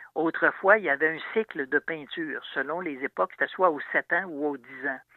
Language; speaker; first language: French; native; French